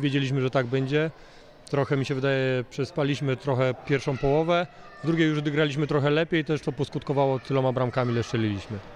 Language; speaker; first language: Polish; native; Polish